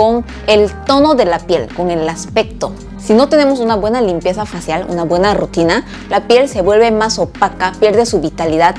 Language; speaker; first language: Spanish; non-native, fluent; Korean